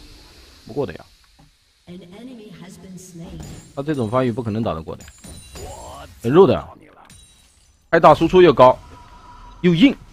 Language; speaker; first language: Chinese; native; Chinese